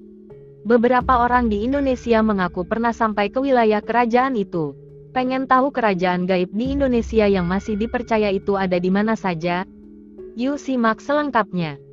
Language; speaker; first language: Indonesian; native; Indonesian